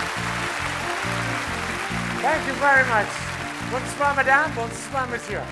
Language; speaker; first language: English; native; English